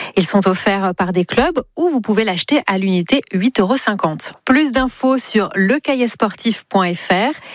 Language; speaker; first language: French; native; French